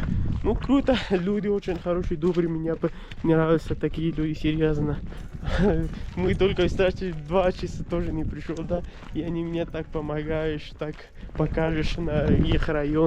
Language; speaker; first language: Russian; non-native, learner; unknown